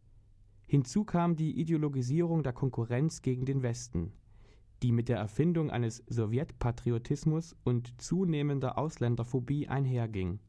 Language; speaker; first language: German; native; German